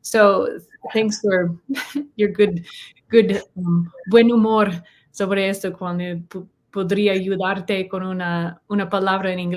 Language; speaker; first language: Spanish; non-native, learner; English